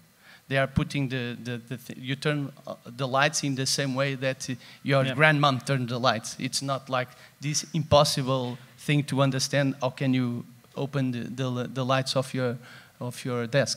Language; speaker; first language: English; non-native, fluent; Portuguese